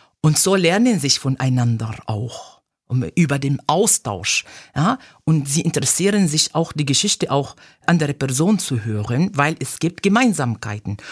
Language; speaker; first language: German; non-native, fluent; Arabic